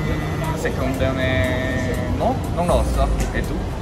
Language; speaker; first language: Italian; non-native, learner; Chinese